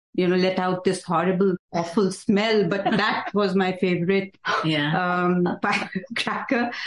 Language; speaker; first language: English; non-native, local second language; Hindi